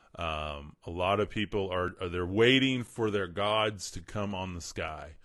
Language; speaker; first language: English; native; English